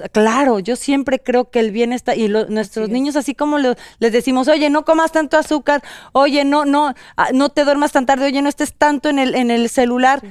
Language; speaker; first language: Spanish; native; Spanish